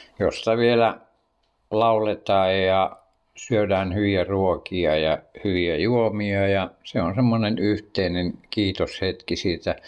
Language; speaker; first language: Finnish; native; Finnish